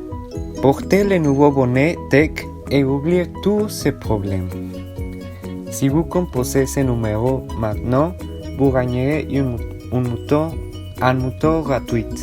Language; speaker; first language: French; non-native, learner; Spanish